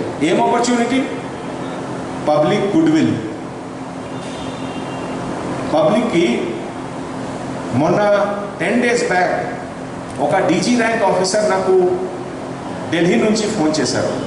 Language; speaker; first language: Telugu; non-native, fluent; Hindi